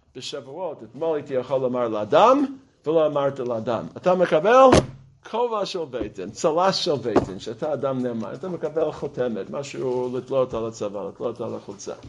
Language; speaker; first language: Hebrew; non-native, fluent; English